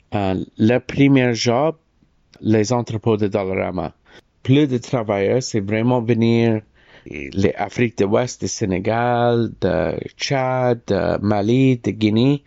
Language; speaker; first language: French; non-native, learner; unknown